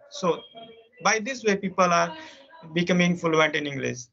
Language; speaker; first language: English; non-native, local second language; Hindi